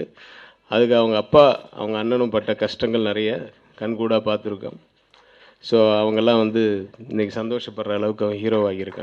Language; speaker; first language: Tamil; native; Tamil